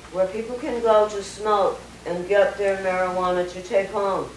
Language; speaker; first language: English; native; English